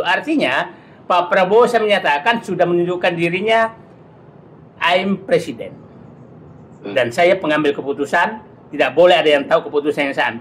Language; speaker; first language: Indonesian; native; Indonesian